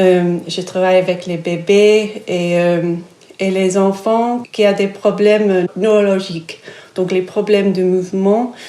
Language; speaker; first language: French; non-native, fluent; English